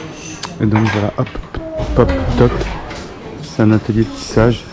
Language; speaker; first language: French; native; French